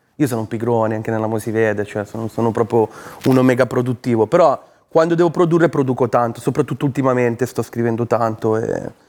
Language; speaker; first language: Italian; native; Italian